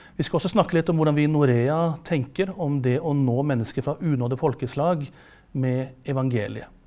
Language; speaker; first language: Norwegian; native; Norwegian